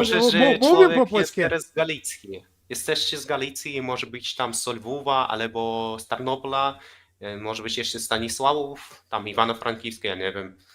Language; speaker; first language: Polish; non-native, learner; Russian